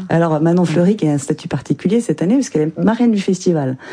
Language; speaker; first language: French; native; French